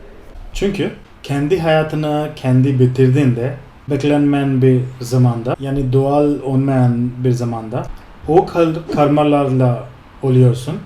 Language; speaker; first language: Turkish; non-native, fluent; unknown